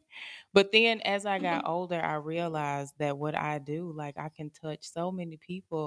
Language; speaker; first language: English; native; English